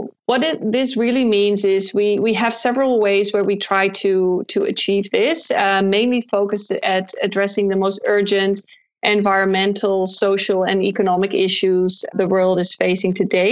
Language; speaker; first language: English; non-native, fluent; Dutch